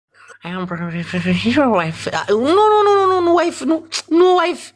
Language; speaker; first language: English; non-native, learner; Amharic